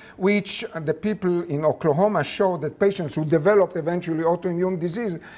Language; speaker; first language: English; non-native, fluent; Hebrew